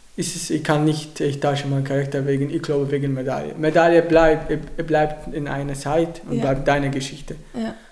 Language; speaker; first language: German; non-native, learner; Arabic